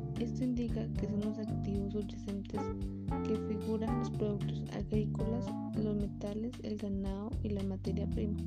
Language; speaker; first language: Spanish; native; Spanish